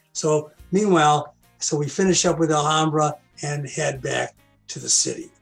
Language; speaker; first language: English; native; English